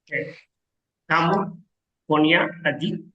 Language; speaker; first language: Indonesian; non-native, learner; Arabic